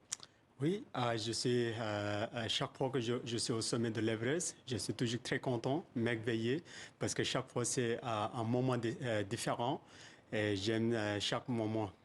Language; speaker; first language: French; non-native, fluent; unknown